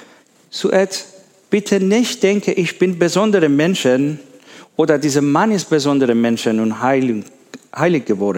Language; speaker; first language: German; non-native, learner; Persian